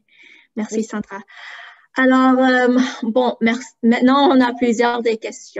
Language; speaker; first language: French; non-native, fluent; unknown